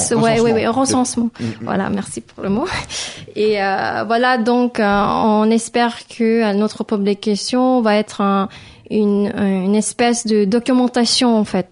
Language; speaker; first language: French; non-native, fluent; Filipino